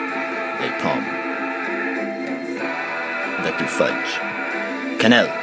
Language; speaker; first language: French; non-native, learner; English